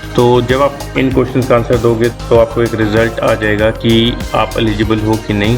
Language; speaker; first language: Hindi; non-native, local second language; Punjabi